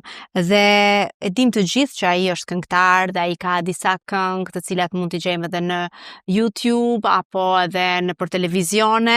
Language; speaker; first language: Albanian; native; Albanian